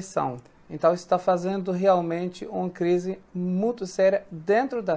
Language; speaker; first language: Portuguese; non-native, fluent; Arabic